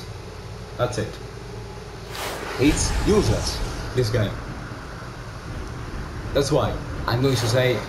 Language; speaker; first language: English; non-native, learner; Italian